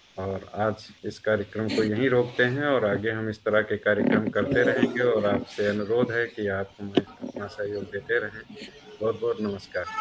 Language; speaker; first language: Hindi; native; Hindi